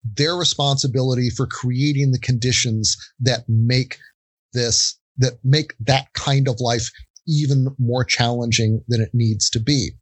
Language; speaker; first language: English; native; English